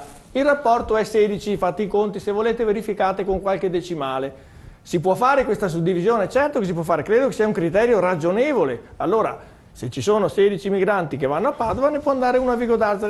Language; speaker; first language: Italian; native; Italian